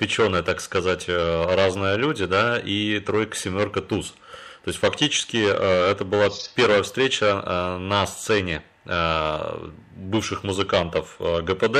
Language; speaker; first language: Russian; native; Russian